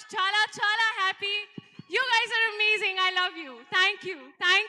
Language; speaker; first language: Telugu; non-native, local second language; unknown